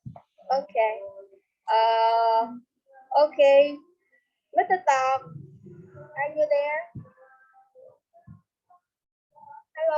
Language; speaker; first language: English; non-native, learner; Vietnamese